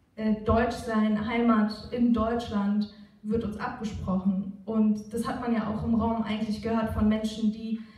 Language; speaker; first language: German; non-native, local second language; Turkish